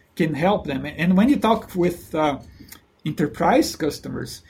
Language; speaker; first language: English; non-native, fluent; Portuguese